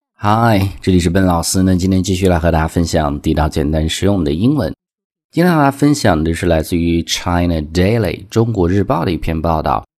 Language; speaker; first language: Chinese; native; Chinese